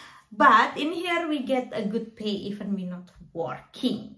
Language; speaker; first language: English; non-native, learner; Indonesian